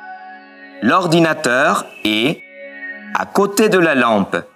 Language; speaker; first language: French; non-native, fluent; Spanish